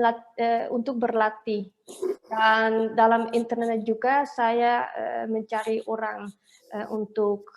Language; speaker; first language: Indonesian; non-native, learner; Dutch